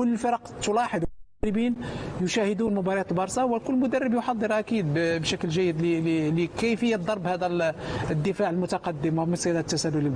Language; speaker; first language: Arabic; native; Arabic